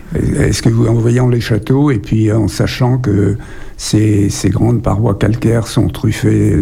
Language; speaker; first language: French; native; French